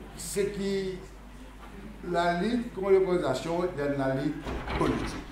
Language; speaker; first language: French; non-native, local second language; Morisyen